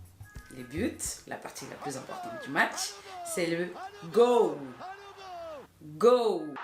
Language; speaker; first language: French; non-native, fluent; Portuguese